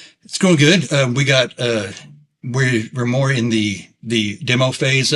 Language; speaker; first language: English; native; English